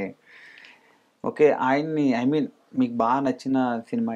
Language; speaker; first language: Telugu; native; Telugu